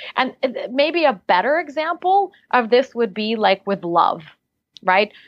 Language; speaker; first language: English; early bilingual, other home language; Russian